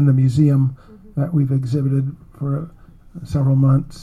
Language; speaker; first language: English; native; English